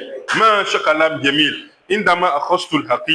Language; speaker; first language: Arabic; non-native, fluent; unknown